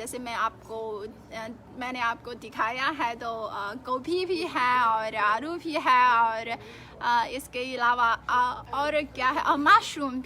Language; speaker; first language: Hindi; non-native, fluent; Chinese